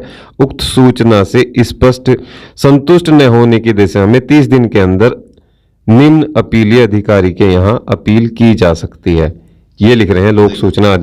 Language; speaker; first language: Hindi; native; Hindi